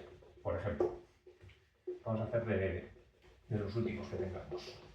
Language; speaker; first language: Spanish; native; Spanish